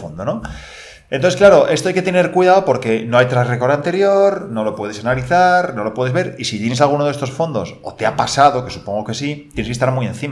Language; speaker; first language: Spanish; native; Spanish